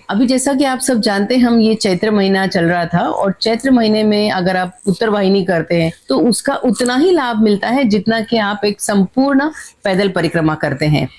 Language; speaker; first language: Hindi; non-native, local second language; Marathi